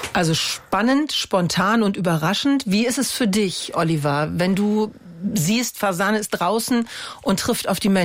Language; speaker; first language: German; native; German